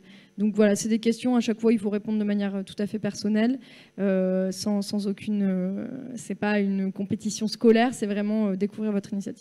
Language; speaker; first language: French; native; French